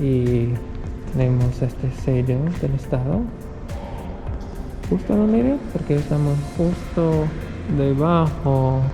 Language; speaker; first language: Spanish; non-native, fluent; English